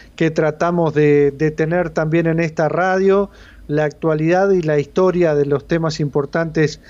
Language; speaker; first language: Spanish; native; Spanish